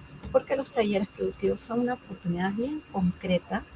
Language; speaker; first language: Spanish; native; Spanish